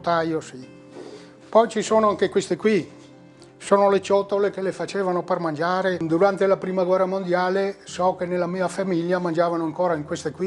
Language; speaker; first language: Italian; native; Italian